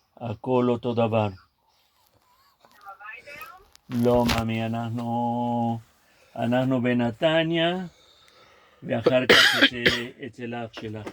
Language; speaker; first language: Hebrew; non-native, fluent; Spanish